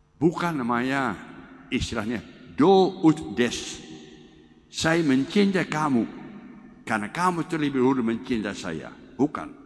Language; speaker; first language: Malay; non-native, fluent; Dutch